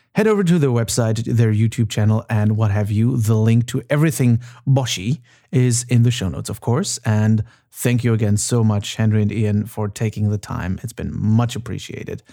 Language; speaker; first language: English; non-native, fluent; German